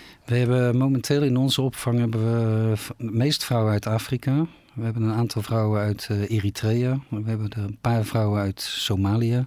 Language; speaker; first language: Dutch; native; Dutch